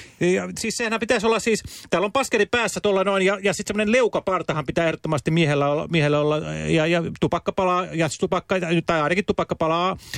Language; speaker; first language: Finnish; native; Finnish